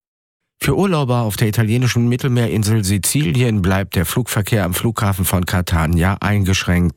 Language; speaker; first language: German; native; German